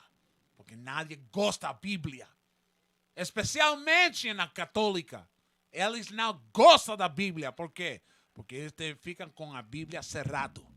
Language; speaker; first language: Portuguese; non-native, learner; Spanish